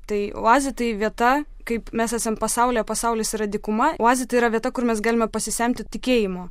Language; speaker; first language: Lithuanian; non-native, local second language; Polish